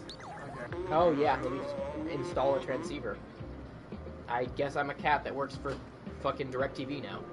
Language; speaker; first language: English; native; English